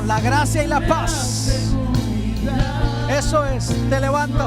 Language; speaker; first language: Spanish; native; Spanish